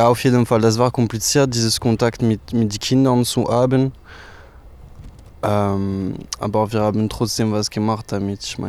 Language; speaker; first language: German; non-native, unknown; French